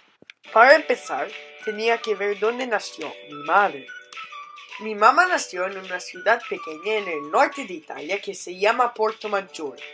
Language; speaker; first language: Spanish; non-native, fluent; English